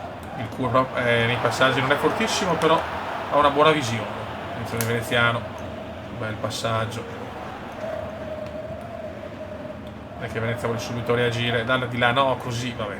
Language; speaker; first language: Italian; native; Italian